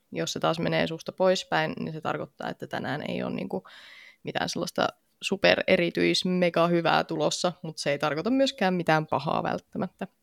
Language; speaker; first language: Finnish; native; Finnish